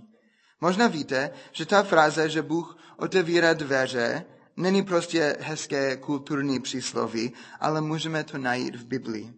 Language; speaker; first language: Czech; non-native, fluent; English